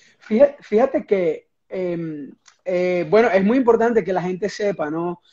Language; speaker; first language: Spanish; native; Spanish